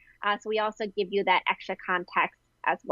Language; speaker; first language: English; native; English